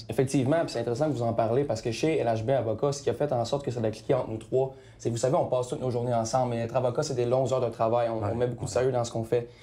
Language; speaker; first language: French; native; French